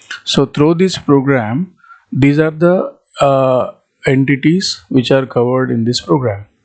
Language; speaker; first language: English; non-native, local second language; Telugu